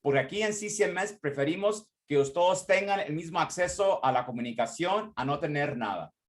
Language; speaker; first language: Spanish; early bilingual, heritage; Spanish